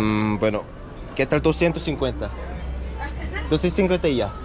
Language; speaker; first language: Spanish; non-native, learner; Korean